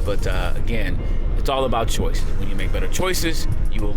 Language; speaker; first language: English; native; English